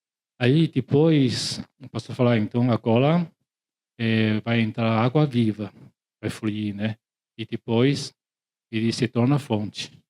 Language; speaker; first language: Portuguese; non-native, learner; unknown